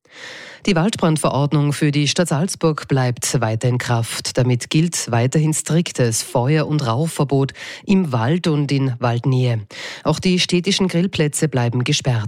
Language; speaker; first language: German; native; German